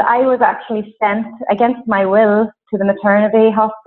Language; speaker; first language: English; native; English